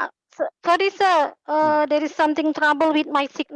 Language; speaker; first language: English; non-native, learner; Indonesian